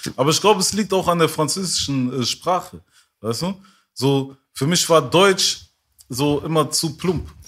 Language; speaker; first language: German; early bilingual, other home language; French